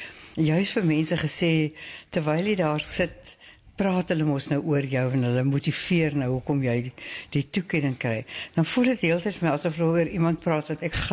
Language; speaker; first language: Afrikaans; native; Afrikaans